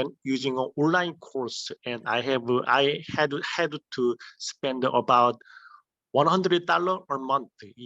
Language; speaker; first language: English; non-native, learner; Korean